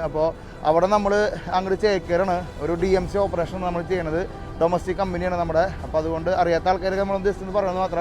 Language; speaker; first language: Malayalam; native; Malayalam